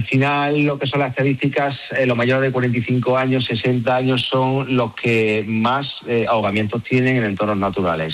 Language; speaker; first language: Spanish; native; Spanish